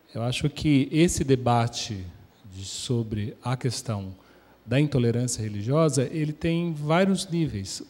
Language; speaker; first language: Portuguese; native; Portuguese